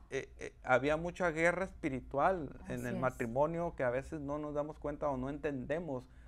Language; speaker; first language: Spanish; native; Spanish